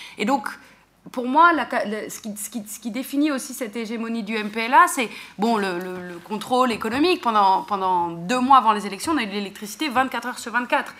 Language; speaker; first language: French; native; French